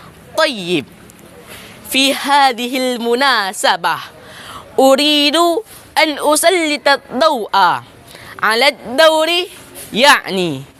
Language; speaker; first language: Arabic; non-native, learner; Indonesian